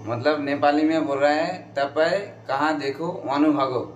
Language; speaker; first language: Hindi; non-native, local second language; Bangla